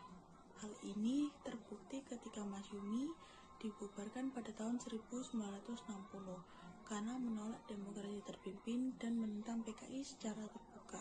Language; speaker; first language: Indonesian; native; Indonesian